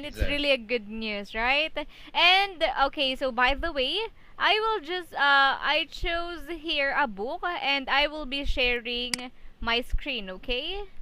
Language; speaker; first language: English; non-native, fluent; Filipino